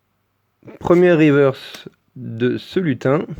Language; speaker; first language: French; native; French